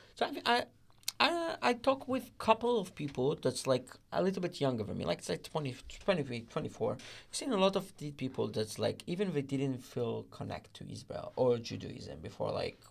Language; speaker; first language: English; non-native, learner; Hebrew